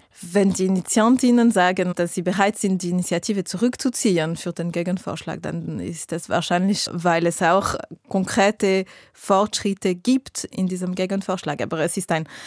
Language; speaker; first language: German; non-native, local second language; French